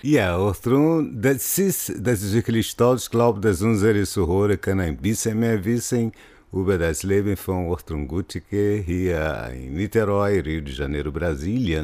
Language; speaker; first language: German; non-native, fluent; Portuguese